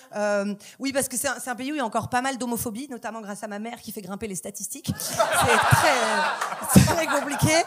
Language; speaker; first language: French; native; French